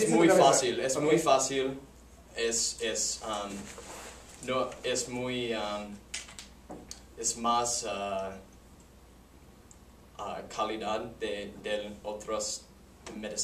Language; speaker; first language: Spanish; non-native, learner; English